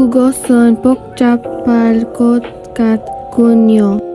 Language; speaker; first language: Korean; non-native, learner; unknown